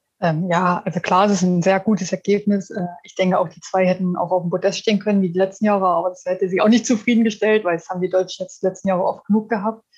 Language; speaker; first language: German; native; German